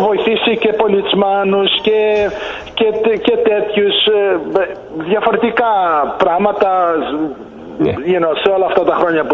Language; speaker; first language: Greek; early bilingual, heritage; Greek